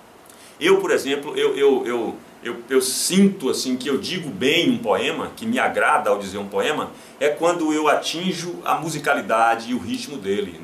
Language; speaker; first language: Portuguese; native; Portuguese